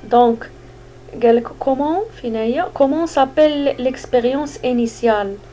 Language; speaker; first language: French; non-native, local second language; Arabic